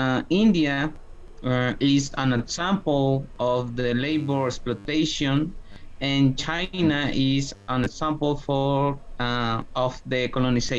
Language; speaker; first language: English; non-native, learner; Spanish